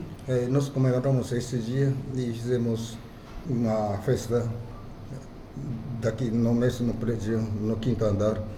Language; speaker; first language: Portuguese; non-native, fluent; Japanese